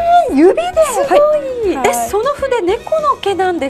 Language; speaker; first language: Japanese; native; Japanese